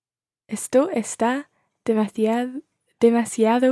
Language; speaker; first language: Spanish; non-native, learner; English